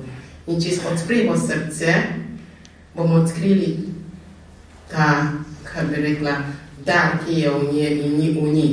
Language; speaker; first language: Slovenian; non-native, fluent; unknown